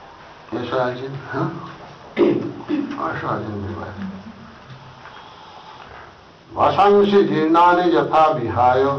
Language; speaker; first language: Russian; non-native, learner; Bangla